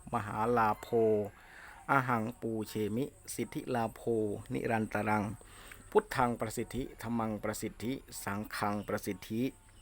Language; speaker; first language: Thai; native; Thai